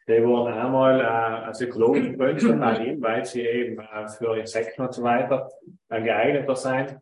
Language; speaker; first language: German; native; German